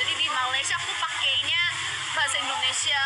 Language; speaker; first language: Indonesian; non-native, fluent; Korean